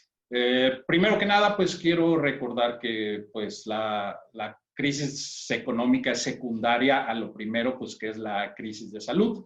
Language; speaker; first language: Spanish; native; Spanish